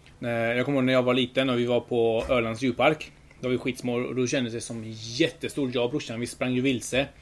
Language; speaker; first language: Swedish; early bilingual, other home language; Spanish